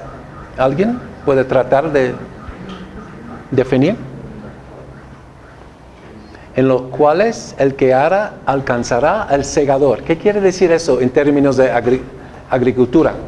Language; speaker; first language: Spanish; non-native, fluent; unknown